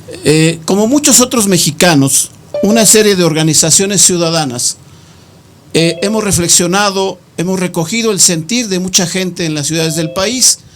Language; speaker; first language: Spanish; native; Spanish